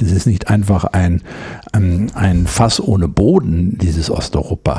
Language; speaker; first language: German; native; German